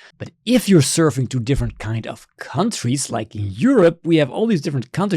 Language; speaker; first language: English; non-native, fluent; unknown